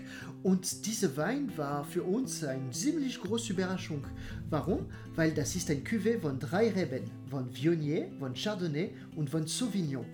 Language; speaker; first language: German; non-native, fluent; French